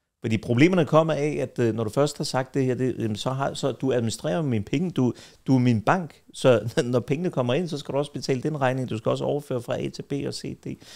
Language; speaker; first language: Danish; early bilingual, other home language; Kurdish